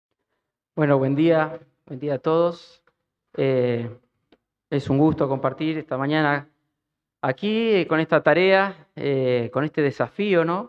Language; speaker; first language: Spanish; native; Spanish